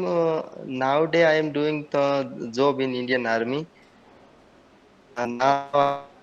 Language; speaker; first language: English; non-native, learner; Hindi